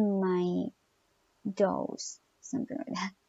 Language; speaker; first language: English; non-native, learner; Thai